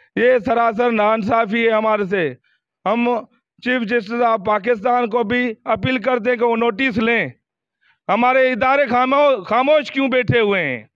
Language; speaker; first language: Urdu; non-native, local second language; Sindhi